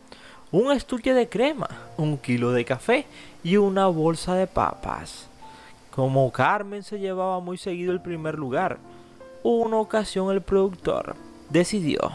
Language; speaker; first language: Spanish; native; Spanish